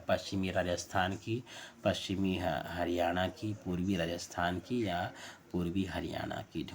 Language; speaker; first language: Hindi; native; Hindi